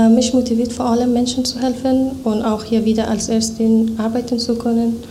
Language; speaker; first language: German; non-native, fluent; Persian